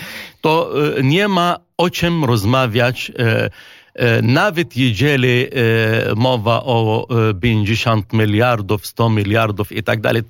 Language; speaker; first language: Polish; non-native, fluent; Arabic